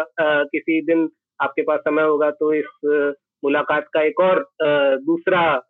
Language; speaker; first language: Hindi; native; Hindi